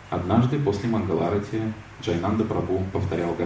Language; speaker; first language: Russian; native; Russian